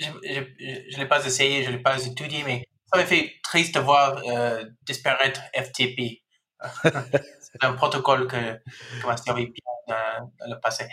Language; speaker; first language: French; non-native, fluent; English